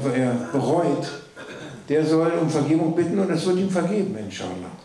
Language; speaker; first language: German; native; German